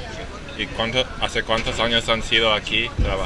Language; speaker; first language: Spanish; non-native, learner; English